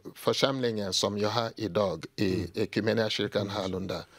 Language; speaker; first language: Swedish; non-native, fluent; Igbo